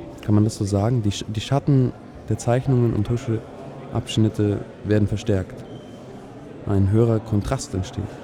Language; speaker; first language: German; native; German